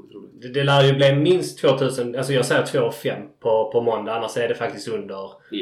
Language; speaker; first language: Swedish; native; Swedish